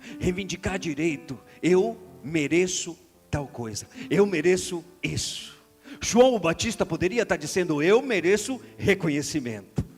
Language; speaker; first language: Portuguese; non-native, fluent; Spanish